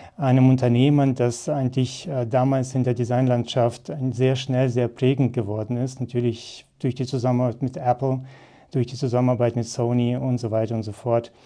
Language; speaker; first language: German; early bilingual, other home language; Russian